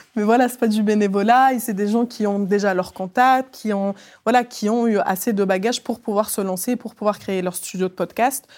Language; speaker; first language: French; early bilingual, other home language; Arabic